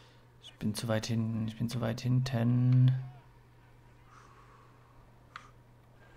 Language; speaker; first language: German; native; German